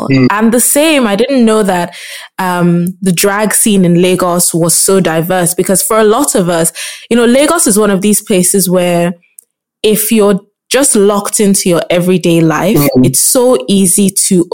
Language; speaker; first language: English; non-native, local second language; Yoruba